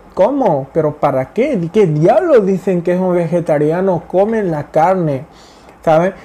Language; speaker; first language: Spanish; non-native, fluent; Hindi